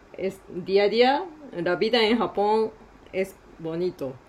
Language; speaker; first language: Spanish; non-native, learner; Japanese